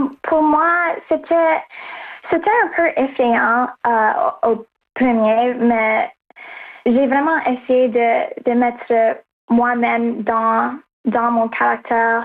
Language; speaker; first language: French; non-native, local second language; English